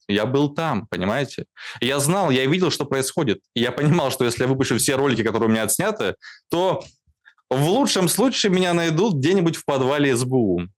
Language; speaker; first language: Russian; native; Russian